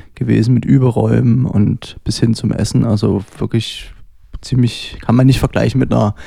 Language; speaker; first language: German; native; German